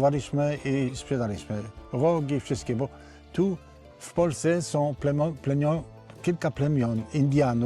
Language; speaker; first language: Polish; early bilingual, heritage; Polish